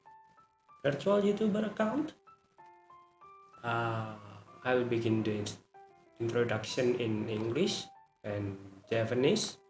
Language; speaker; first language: English; non-native, learner; Indonesian